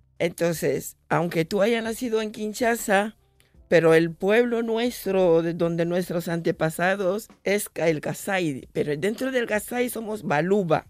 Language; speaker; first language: Spanish; non-native, fluent; Swahili